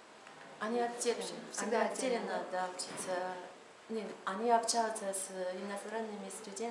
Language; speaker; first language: Russian; non-native, learner; Chinese